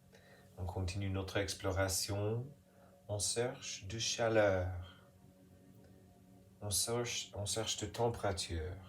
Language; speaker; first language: French; non-native, fluent; English